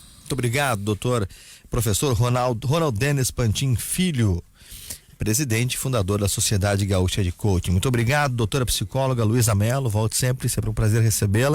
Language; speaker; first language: Portuguese; native; Portuguese